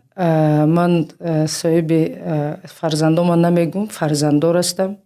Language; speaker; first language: Tajik; native; Tajik